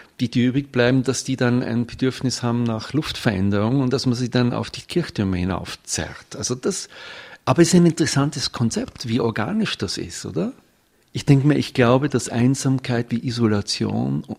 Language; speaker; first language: German; native; German